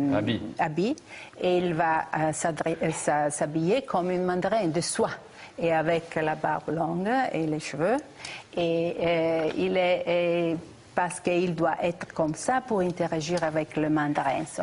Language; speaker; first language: French; non-native, fluent; Italian